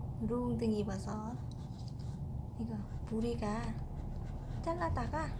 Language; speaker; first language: Korean; non-native, learner; Vietnamese